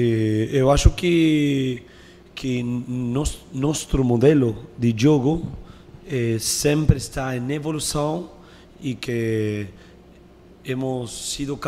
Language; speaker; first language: Portuguese; non-native, learner; Spanish